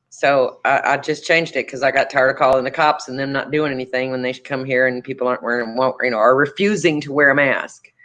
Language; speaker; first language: English; native; English